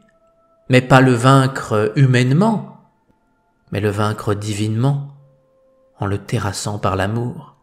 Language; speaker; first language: French; native; French